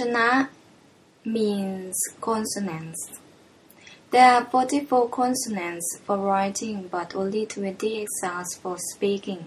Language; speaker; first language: English; non-native, fluent; Thai